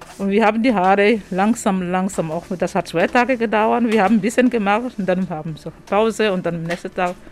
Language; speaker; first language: German; non-native, learner; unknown